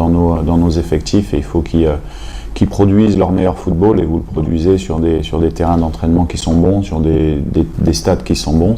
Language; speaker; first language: French; native; French